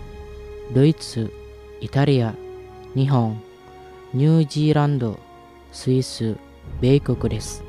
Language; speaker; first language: Japanese; non-native, fluent; Indonesian